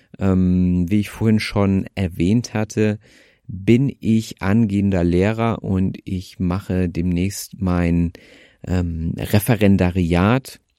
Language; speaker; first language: German; native; German